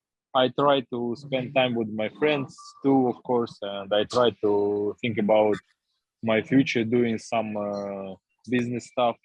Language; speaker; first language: English; non-native, learner; Russian